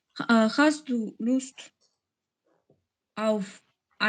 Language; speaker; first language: German; non-native, learner; Macedonian